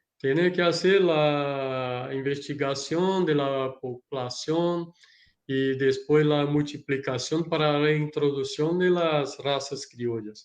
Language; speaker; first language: Spanish; non-native, learner; Portuguese